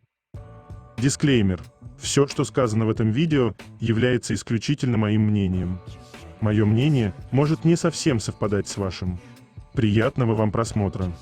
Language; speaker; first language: Russian; native; Russian